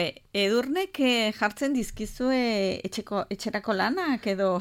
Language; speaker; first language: Basque; native; Basque